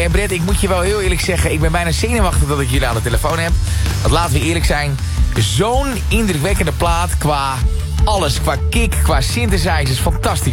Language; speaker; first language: Dutch; native; Dutch